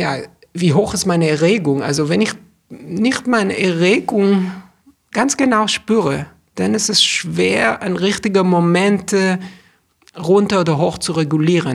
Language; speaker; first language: German; non-native, fluent; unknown